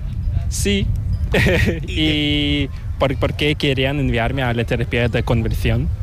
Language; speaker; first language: Spanish; non-native, learner; Korean